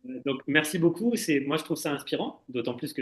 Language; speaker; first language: French; native; French